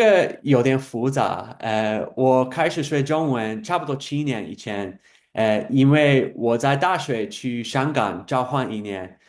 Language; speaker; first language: Chinese; non-native, fluent; English